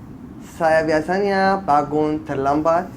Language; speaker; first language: Indonesian; non-native, fluent; Arabic